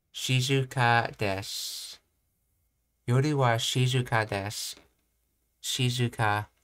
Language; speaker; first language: Japanese; non-native, learner; English